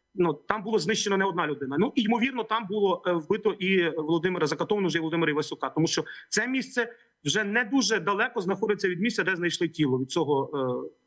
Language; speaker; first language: Ukrainian; native; Ukrainian